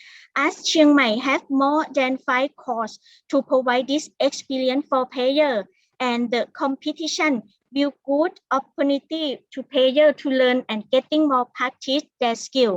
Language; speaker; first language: English; non-native, learner; Thai